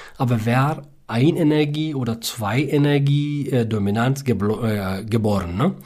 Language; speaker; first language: German; non-native, learner; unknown